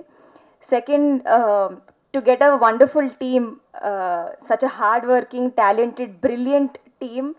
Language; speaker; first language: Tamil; non-native, local second language; Telugu